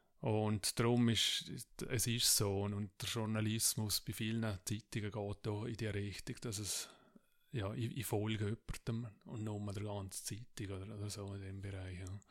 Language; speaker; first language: German; native; German